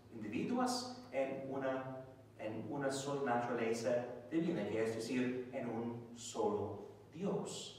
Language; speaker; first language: Spanish; non-native, fluent; English